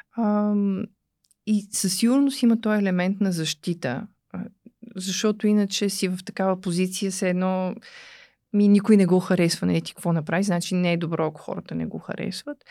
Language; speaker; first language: Bulgarian; native; Bulgarian